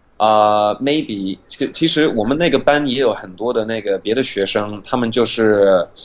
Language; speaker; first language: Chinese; non-native, fluent; English